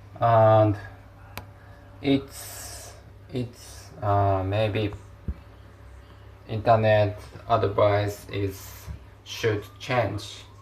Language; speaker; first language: English; non-native, learner; Japanese